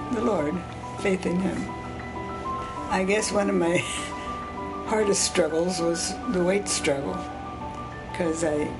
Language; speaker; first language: English; early bilingual, other home language; Swiss German